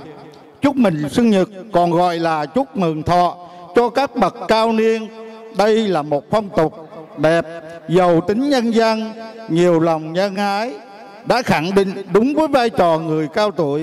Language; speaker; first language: Vietnamese; native; Vietnamese